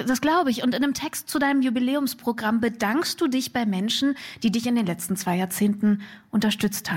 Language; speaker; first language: German; native; German